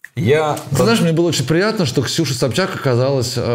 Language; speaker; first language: Russian; native; Russian